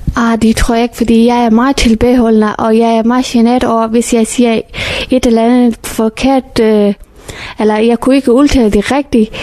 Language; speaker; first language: Danish; non-native, fluent; Persian